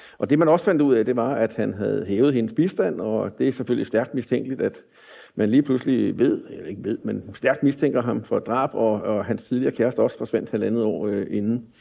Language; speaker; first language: Danish; native; Danish